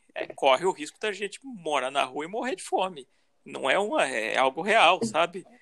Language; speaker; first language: Portuguese; native; Portuguese